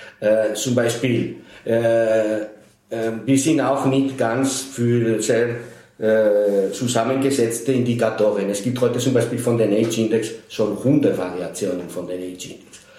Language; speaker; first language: German; non-native, fluent; Spanish